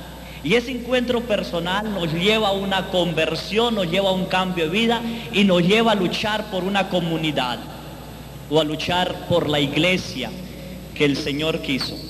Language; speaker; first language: Spanish; native; Spanish